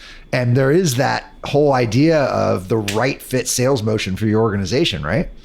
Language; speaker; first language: English; native; English